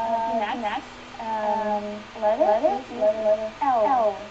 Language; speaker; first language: English; non-native, learner; Ukrainian